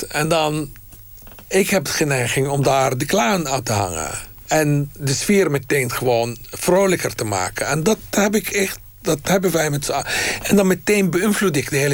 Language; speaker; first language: Dutch; non-native, fluent; Arabic